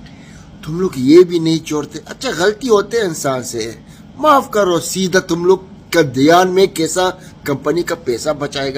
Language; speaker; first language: Hindi; non-native, fluent; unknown